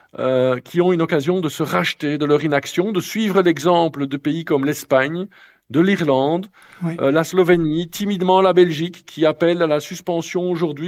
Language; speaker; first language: French; native; French